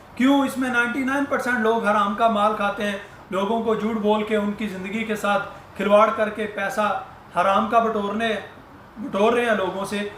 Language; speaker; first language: Urdu; non-native, local second language; Punjabi